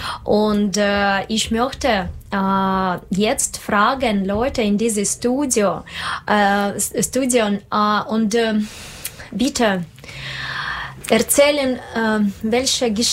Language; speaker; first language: German; non-native, learner; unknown